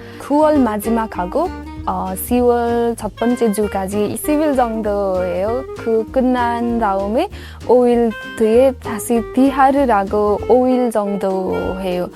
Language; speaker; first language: Korean; non-native, learner; Nepali